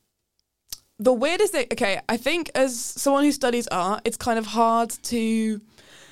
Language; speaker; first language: English; native; English